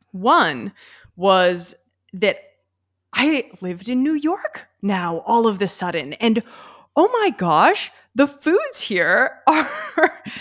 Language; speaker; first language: English; native; English